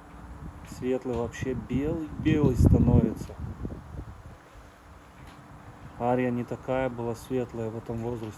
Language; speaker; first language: Russian; native; Russian